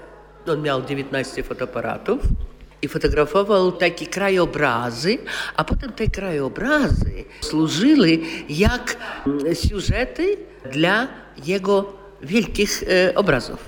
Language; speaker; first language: Polish; non-native, local second language; Russian